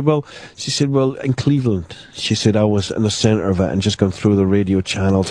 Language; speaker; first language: English; native; English